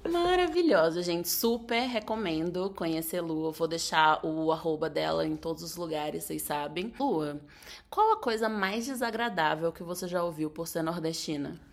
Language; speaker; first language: Portuguese; native; Portuguese